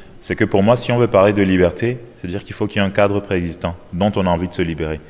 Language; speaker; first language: French; non-native, local second language; Basaa